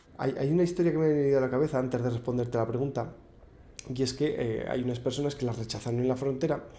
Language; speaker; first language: Spanish; native; Spanish